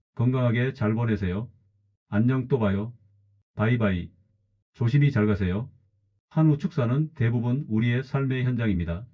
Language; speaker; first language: Korean; native; Korean